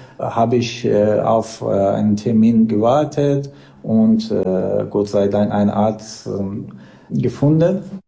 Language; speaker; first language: German; non-native, learner; Persian